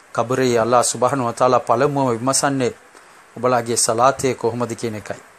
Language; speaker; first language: Sinhala; non-native, local second language; Tamil